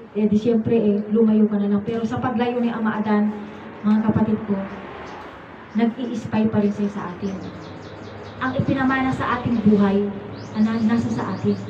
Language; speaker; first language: Filipino; non-native, local second language; Iloko